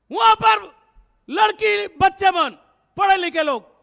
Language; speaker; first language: Hindi; native; Hindi